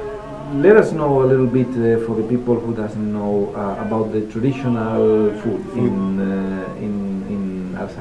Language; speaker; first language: English; non-native, fluent; Spanish